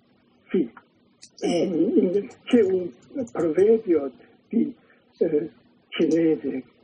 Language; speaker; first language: Italian; non-native, learner; Chinese